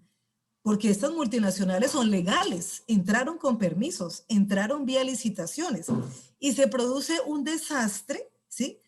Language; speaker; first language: Spanish; native; Spanish